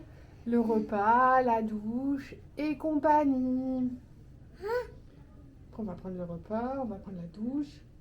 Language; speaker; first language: French; native; French